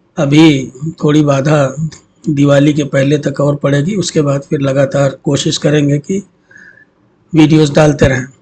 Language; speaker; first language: Hindi; native; Hindi